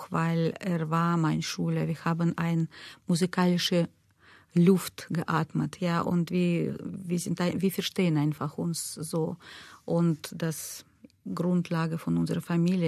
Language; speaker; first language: German; non-native, learner; Russian